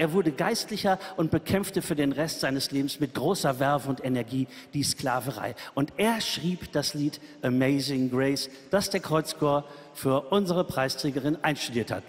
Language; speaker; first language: German; native; German